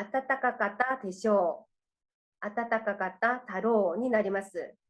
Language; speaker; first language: Japanese; non-native, fluent; Korean